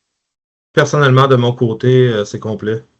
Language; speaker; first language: French; native; French